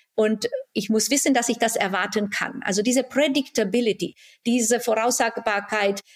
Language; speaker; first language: German; non-native, fluent; Romanian